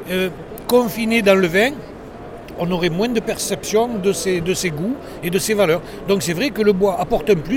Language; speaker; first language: French; native; French